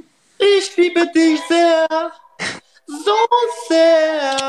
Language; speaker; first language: German; non-native, learner; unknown